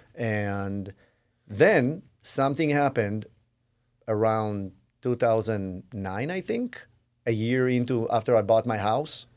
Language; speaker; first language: English; non-native, fluent; Hebrew